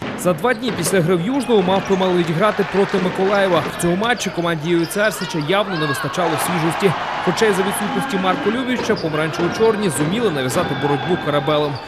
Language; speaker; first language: Ukrainian; native; Ukrainian